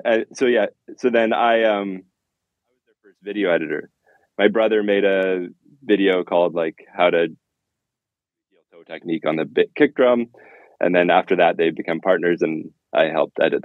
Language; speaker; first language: English; native; English